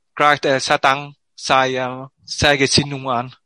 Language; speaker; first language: German; non-native, learner; Vietnamese